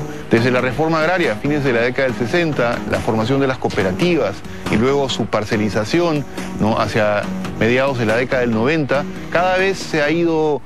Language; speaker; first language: Spanish; native; Spanish